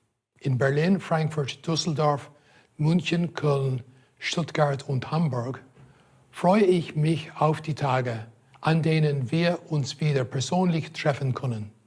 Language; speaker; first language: German; non-native, fluent; English